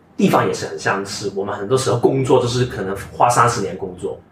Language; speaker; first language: Chinese; non-native, local second language; Cantonese